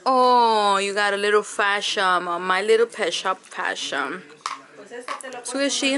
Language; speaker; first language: English; early bilingual, other home language; Spanish